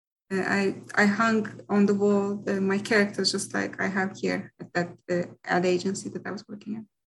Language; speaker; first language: English; non-native, fluent; Turkish